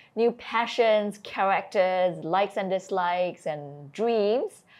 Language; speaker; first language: English; native; English